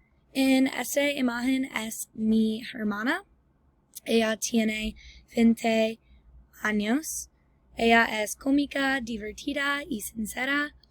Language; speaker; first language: Spanish; non-native, learner; English